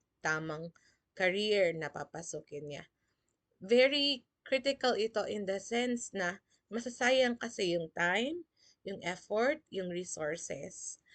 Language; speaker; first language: Filipino; non-native, local second language; Bikol